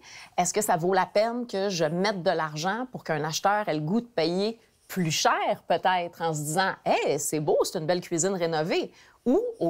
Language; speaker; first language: French; native; French